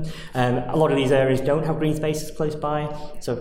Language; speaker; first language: English; native; English